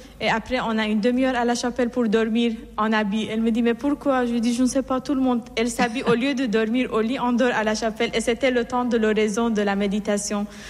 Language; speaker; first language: French; non-native, fluent; Persian